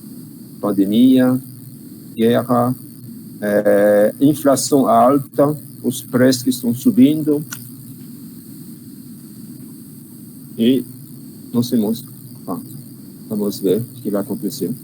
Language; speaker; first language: Portuguese; non-native, learner; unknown